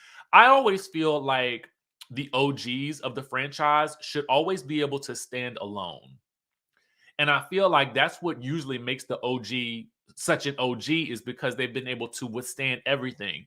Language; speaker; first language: English; native; English